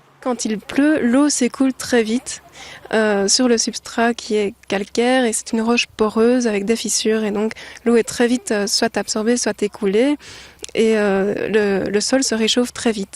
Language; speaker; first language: French; native; French